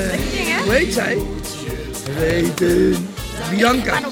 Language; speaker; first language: Dutch; native; Dutch